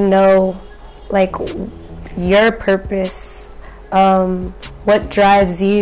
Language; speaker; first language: English; native; English